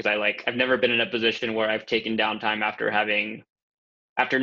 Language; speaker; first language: English; native; English